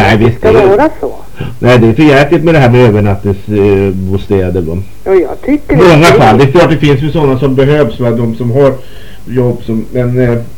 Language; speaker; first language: Swedish; native; Swedish